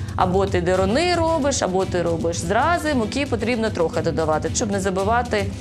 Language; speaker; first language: Ukrainian; early bilingual, other home language; Uzbek